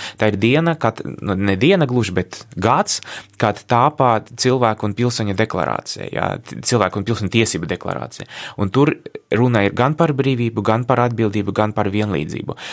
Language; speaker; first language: Latvian; non-native, local second language; Russian